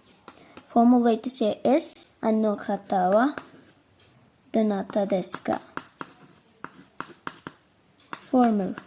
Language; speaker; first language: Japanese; non-native, fluent; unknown